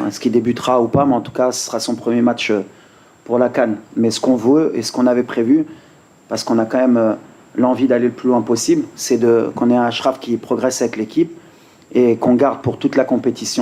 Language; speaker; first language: French; native; French